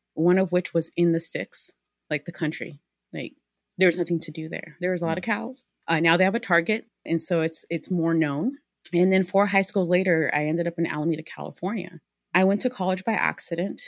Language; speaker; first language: English; early bilingual, other home language; Spanish